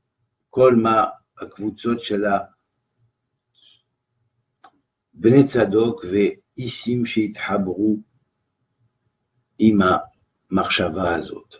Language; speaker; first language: Hebrew; non-native, fluent; French